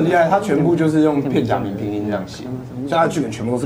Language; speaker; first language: Chinese; native; Chinese